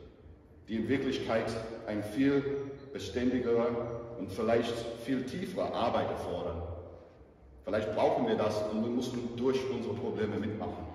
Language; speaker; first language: German; non-native, fluent; English